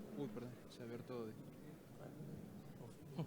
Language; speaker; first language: Spanish; native; Spanish